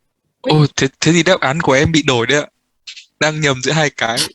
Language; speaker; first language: Vietnamese; native; Vietnamese